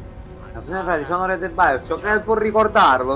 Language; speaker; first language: Italian; native; Italian